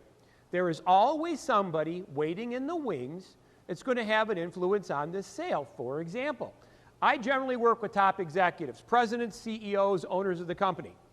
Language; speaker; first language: English; native; English